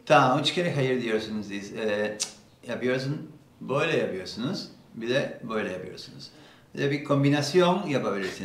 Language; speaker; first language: Turkish; non-native, learner; Spanish